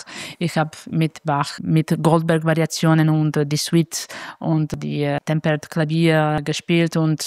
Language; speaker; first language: German; non-native, fluent; Italian